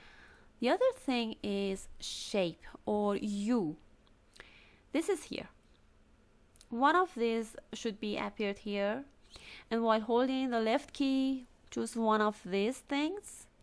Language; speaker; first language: English; non-native, fluent; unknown